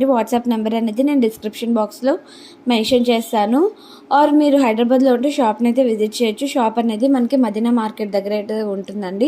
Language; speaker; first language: Telugu; native; Telugu